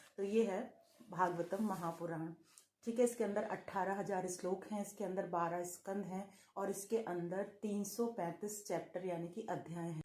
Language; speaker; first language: Hindi; native; Hindi